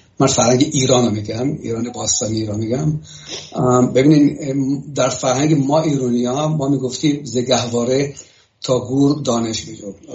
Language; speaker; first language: Persian; native; Persian